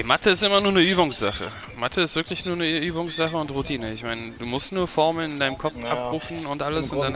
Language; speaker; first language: German; native; German